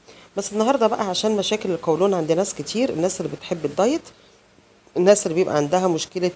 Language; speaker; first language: Arabic; native; Arabic